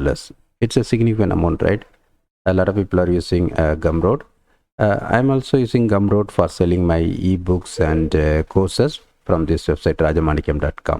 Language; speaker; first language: English; non-native, local second language; Tamil